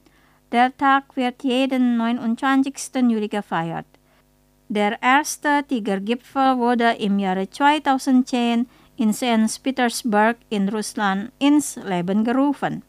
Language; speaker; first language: German; non-native, fluent; Indonesian